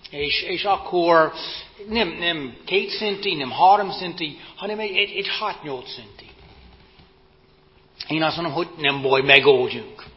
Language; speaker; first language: Hungarian; non-native, fluent; English